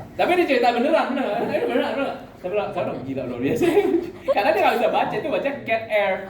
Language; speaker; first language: Indonesian; native; Indonesian